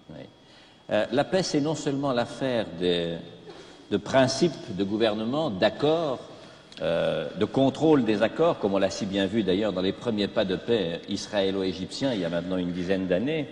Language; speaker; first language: French; native; French